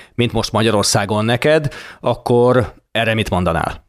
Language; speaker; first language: Hungarian; native; Hungarian